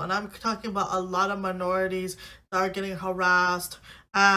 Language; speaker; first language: English; native; English